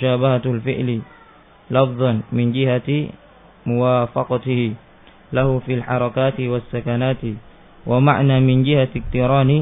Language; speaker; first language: Arabic; non-native, fluent; Indonesian